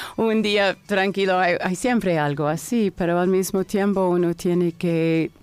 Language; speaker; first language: Spanish; non-native, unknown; English